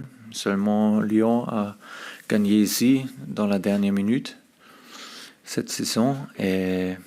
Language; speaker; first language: French; non-native, fluent; German